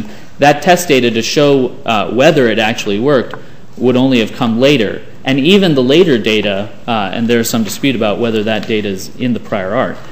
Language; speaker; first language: English; native; English